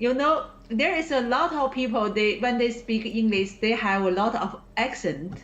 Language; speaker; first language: English; non-native, learner; Chinese